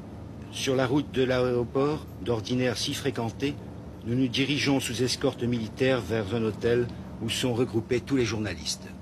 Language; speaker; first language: French; native; French